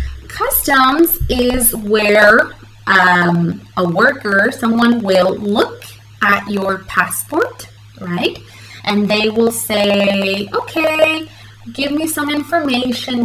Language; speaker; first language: English; early bilingual, other home language; Spanish